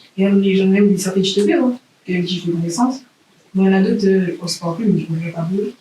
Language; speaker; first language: French; early bilingual, other home language; Haitian Creole